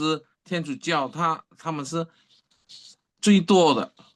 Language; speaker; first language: Chinese; early bilingual, heritage; Chinese